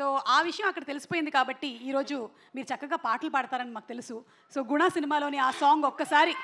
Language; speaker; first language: Telugu; native; Telugu